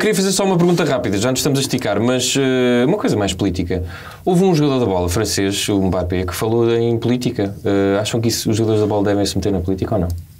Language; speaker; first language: Portuguese; native; Portuguese